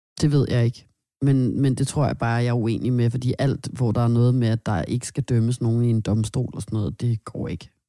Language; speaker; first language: Danish; native; Danish